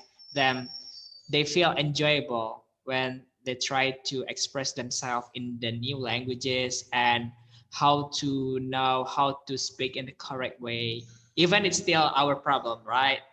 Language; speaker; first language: English; non-native, fluent; Indonesian